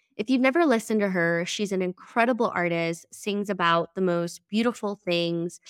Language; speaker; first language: English; early bilingual, other home language; Spanish